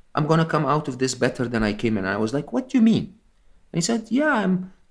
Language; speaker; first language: English; non-native, fluent; Arabic